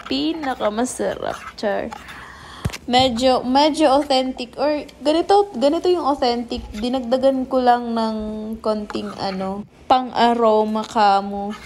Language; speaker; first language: Filipino; non-native, local second language; Cebuano